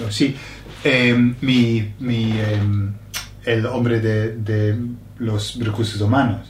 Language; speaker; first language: Spanish; non-native, learner; English